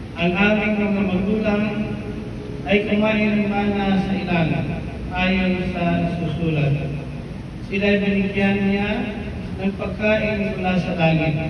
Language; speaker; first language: Filipino; non-native, local second language; Waray